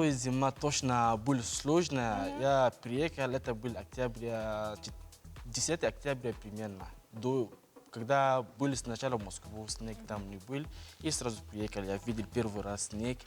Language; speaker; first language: Russian; non-native, learner; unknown